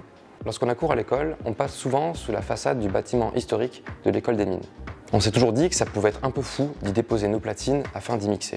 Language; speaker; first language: French; native; French